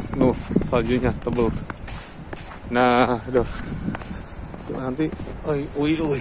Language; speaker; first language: Indonesian; non-native, local second language; Javanese